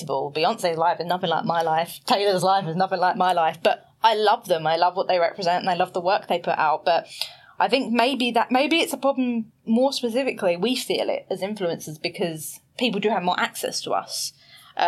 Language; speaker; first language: English; native; English